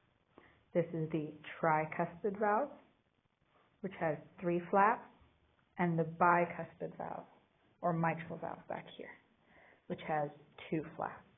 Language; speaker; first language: English; native; English